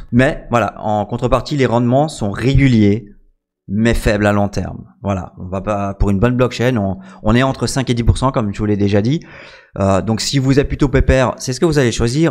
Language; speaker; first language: French; native; French